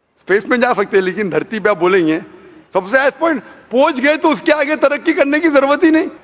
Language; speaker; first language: Hindi; non-native, local second language; Konkani